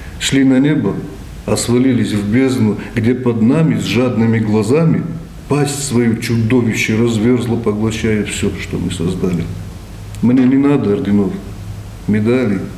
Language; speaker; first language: Russian; non-native, local second language; Ossetic